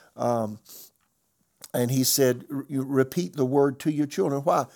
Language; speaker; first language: English; native; English